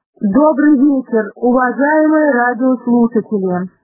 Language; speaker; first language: Russian; non-native, fluent; Chinese